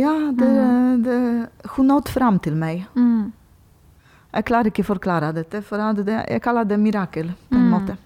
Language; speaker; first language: Norwegian; non-native, learner; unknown